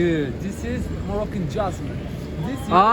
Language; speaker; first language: English; non-native, learner; Arabic